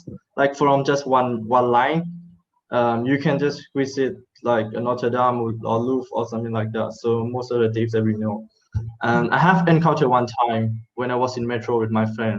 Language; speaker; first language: English; non-native, fluent; Thai